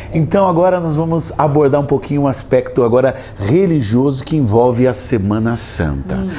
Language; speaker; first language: Portuguese; native; Portuguese